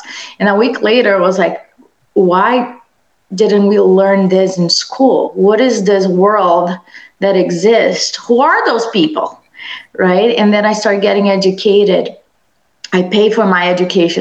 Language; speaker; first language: English; non-native, fluent; Portuguese